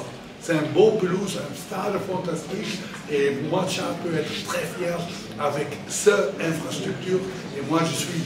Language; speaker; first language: French; non-native, learner; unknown